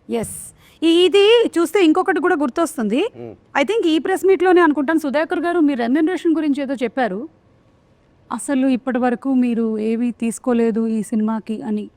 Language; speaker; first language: Telugu; non-native, local second language; Malayalam